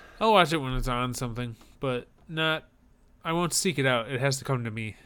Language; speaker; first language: English; native; English